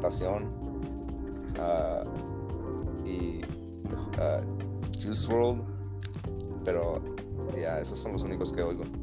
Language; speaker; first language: Spanish; early bilingual, heritage; Spanish